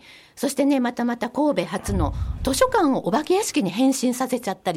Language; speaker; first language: Japanese; native; Japanese